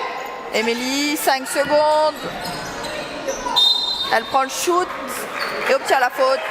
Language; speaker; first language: French; native; French